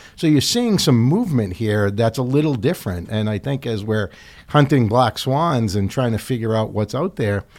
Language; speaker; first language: English; native; English